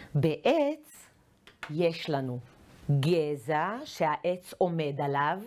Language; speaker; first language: Hebrew; non-native, fluent; Ukrainian